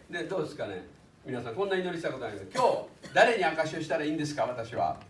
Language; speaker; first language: Japanese; native; Japanese